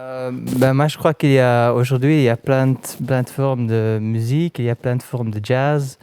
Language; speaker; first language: French; non-native, local second language; Dutch